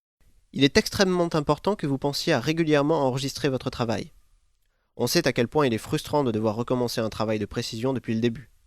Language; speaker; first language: French; native; French